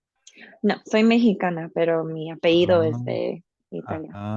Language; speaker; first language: Spanish; early bilingual, heritage; Spanish